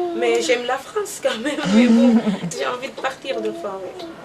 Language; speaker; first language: French; non-native, learner; Portuguese